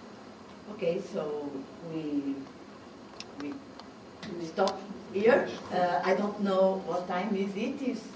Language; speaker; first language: English; non-native, learner; Portuguese